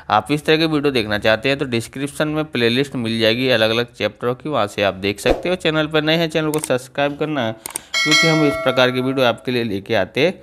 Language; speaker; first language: Hindi; non-native, local second language; Gujarati